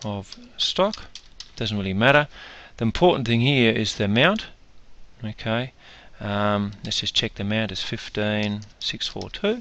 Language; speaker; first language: English; native; English